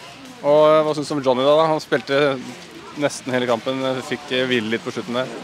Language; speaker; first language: Norwegian; native; Norwegian